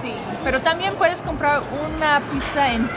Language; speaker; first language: Spanish; non-native, learner; English